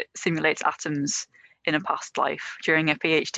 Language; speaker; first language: English; native; English